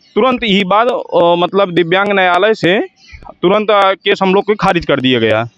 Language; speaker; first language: Hindi; native; Hindi